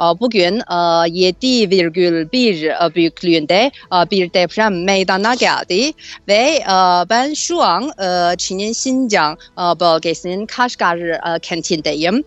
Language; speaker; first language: Turkish; non-native, fluent; Chinese